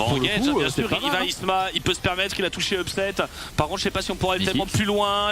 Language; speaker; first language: French; native; French